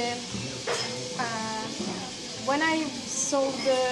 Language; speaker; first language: English; non-native, learner; Turkish